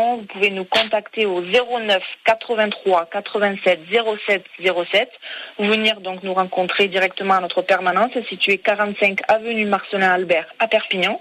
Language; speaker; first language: French; native; French